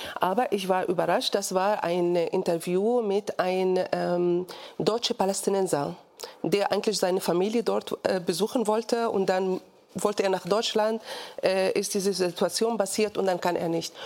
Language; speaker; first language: German; non-native, fluent; Arabic